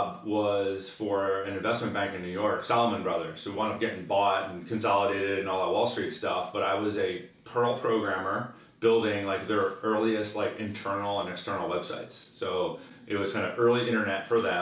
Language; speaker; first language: English; native; English